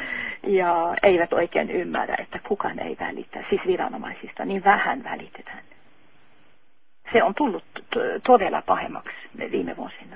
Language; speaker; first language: Finnish; non-native, fluent; Norwegian